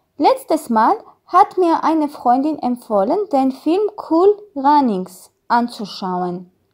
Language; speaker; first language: German; non-native, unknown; Russian